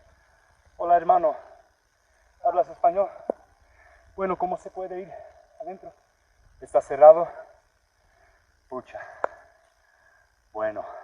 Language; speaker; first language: Spanish; non-native, learner; English